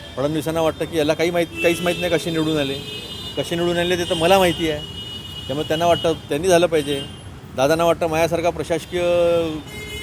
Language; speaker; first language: Marathi; native; Marathi